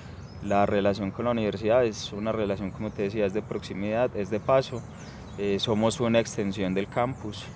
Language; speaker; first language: Spanish; native; Spanish